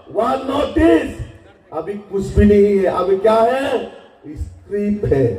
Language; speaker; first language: Hindi; non-native, local second language; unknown